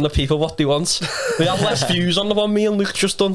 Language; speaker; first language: English; native; English